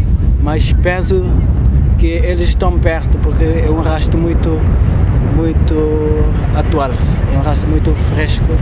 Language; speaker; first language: Portuguese; non-native, local second language; Kabuverdianu